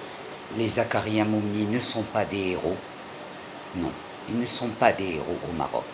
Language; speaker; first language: French; non-native, local second language; Arabic